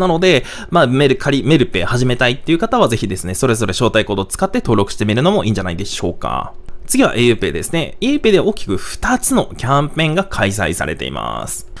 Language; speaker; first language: Japanese; native; Japanese